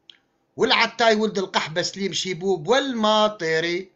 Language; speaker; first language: Arabic; native; Arabic